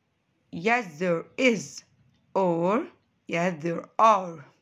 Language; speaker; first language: English; non-native, fluent; Arabic